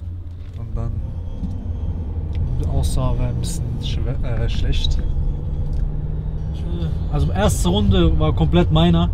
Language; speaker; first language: German; early bilingual, other home language; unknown